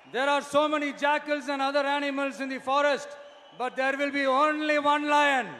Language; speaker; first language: English; non-native, local second language; Tamil